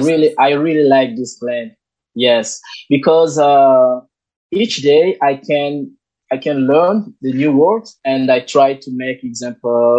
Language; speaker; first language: English; non-native, learner; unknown